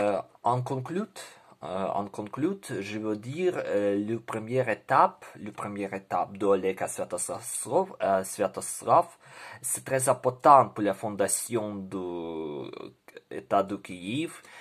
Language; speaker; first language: French; non-native, learner; Ukrainian